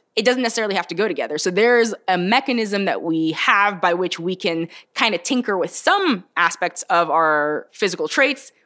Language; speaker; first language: English; early bilingual, other home language; Bulgarian